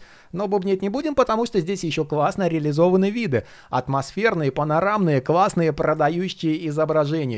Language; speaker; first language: Russian; native; Russian